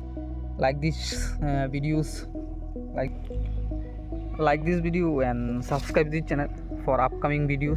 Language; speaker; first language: English; non-native, learner; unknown